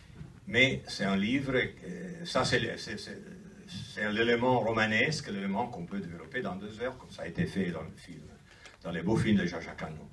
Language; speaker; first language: French; non-native, fluent; Italian